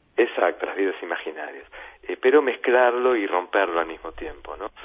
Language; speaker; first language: Spanish; native; Spanish